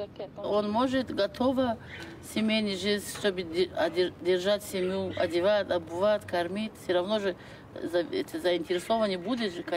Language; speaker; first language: Russian; non-native, learner; Tajik